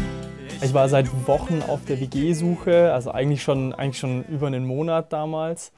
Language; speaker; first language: German; native; German